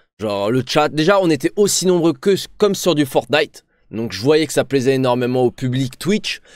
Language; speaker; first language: French; native; French